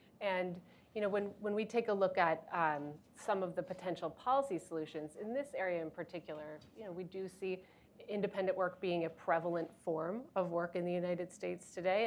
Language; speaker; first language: English; native; English